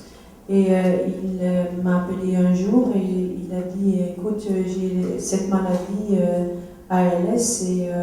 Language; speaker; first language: French; non-native, local second language; Dutch